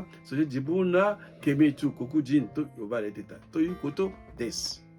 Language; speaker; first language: Japanese; non-native, fluent; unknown